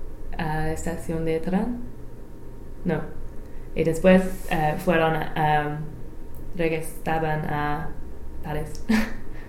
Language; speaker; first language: Spanish; non-native, learner; English